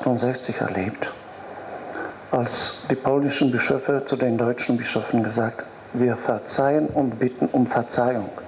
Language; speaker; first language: German; non-native, fluent; Polish